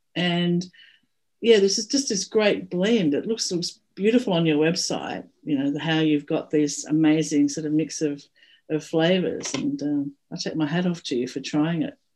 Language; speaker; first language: English; native; English